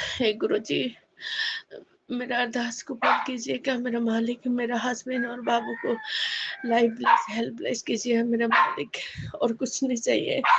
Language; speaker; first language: Hindi; non-native, local second language; Assamese